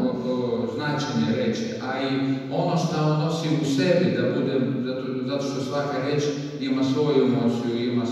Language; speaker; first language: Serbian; non-native, fluent; Russian